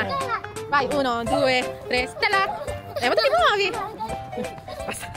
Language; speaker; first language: Italian; early bilingual, other home language; Filipino